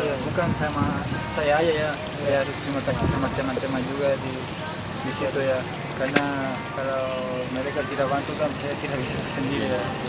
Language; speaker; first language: Indonesian; non-native, fluent; Spanish